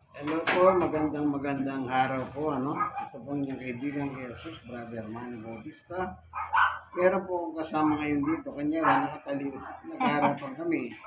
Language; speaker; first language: Filipino; non-native, local second language; Pampanga